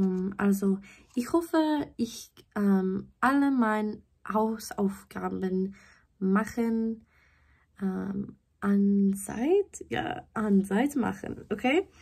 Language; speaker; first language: German; non-native, learner; English